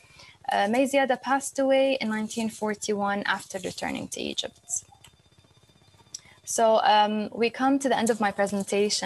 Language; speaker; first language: English; non-native, fluent; Arabic